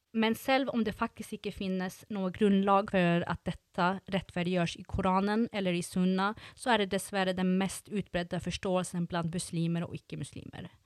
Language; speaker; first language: Norwegian; non-native, fluent; Swedish